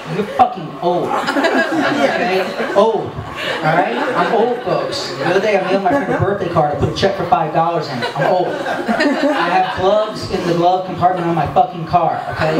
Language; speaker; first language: English; native; English